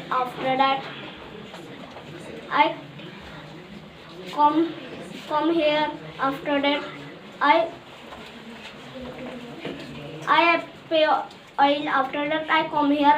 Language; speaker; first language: English; non-native, learner; Hindi